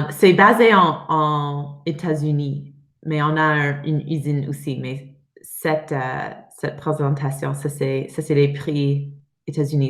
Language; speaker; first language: French; non-native, learner; English